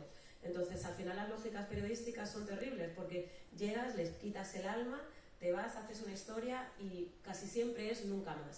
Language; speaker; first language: Spanish; native; Spanish